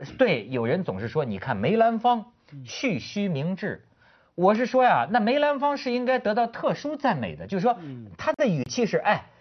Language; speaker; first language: Chinese; native; Chinese